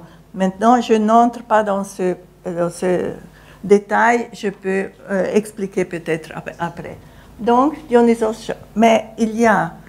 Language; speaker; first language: French; non-native, fluent; Italian